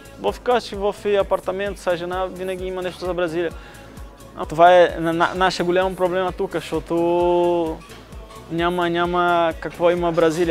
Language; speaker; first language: Bulgarian; non-native, learner; Portuguese